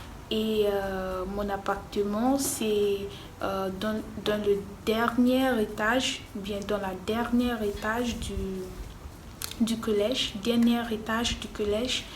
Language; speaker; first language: French; non-native, learner; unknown